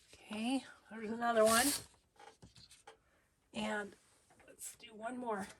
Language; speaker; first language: English; native; English